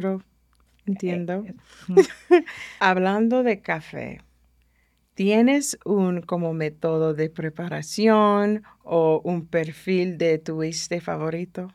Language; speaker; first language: Spanish; early bilingual, heritage; Spanish